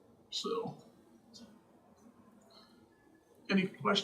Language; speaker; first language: English; native; English